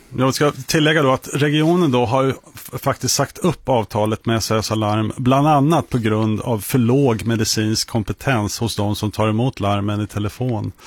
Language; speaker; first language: Swedish; native; Swedish